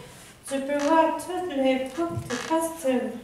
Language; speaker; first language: French; non-native, learner; Danish